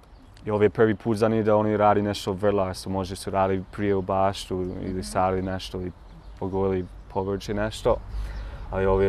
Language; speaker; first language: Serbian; non-native, learner; English